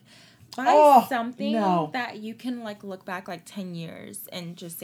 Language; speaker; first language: English; native; English